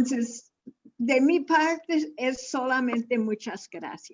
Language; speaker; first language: Spanish; non-native, fluent; English